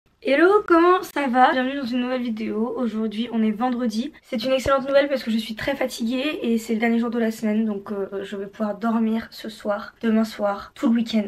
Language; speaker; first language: French; native; French